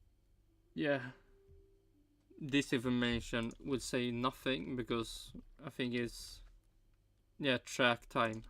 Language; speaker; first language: English; non-native, fluent; Swedish